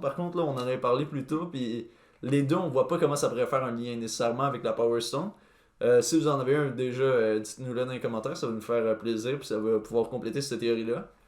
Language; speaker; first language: French; native; French